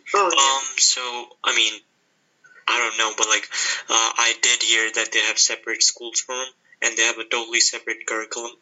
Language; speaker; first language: English; non-native, local second language; Hindi